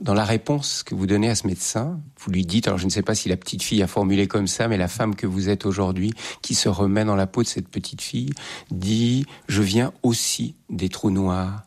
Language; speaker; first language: French; native; French